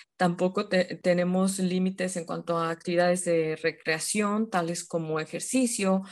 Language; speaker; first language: Spanish; native; Spanish